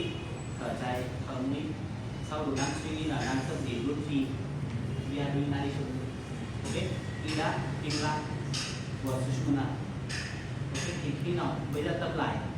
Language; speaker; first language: Vietnamese; non-native, learner; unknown